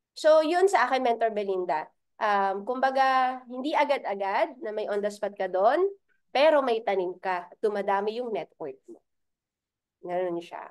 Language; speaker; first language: Filipino; native; Filipino